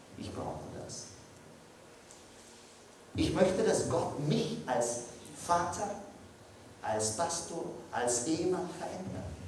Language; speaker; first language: German; non-native, fluent; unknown